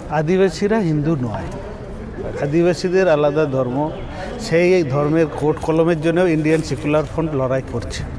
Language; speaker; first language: Bangla; non-native, local second language; Santali